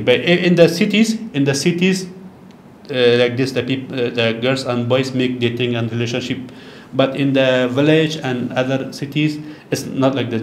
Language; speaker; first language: English; non-native, learner; Persian